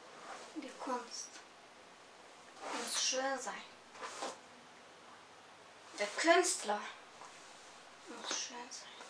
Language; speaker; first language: German; non-native, fluent; Serbian